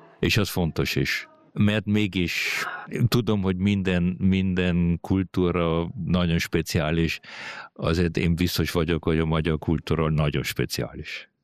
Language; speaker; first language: Hungarian; early bilingual, heritage; Hungarian